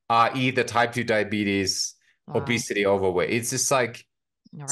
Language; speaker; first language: English; non-native, fluent; Finnish